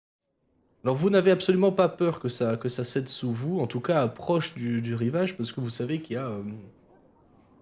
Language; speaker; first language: French; native; French